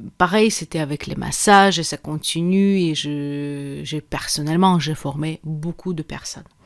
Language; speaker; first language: French; non-native, fluent; Russian